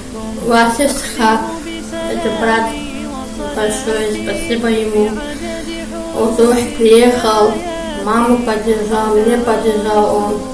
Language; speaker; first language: Russian; non-native, local second language; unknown